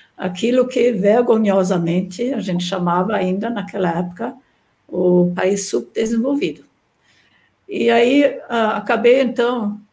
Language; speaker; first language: Portuguese; non-native, fluent; German